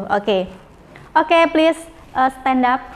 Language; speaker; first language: English; non-native, fluent; Indonesian